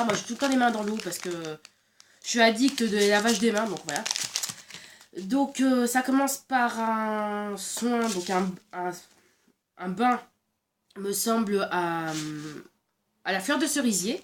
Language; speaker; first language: French; native; French